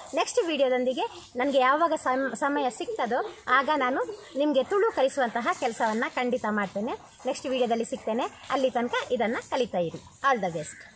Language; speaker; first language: Kannada; non-native, local second language; Tulu